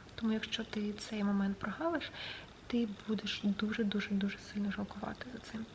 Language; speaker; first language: Ukrainian; non-native, local second language; Russian